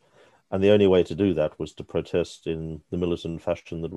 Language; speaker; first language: English; native; English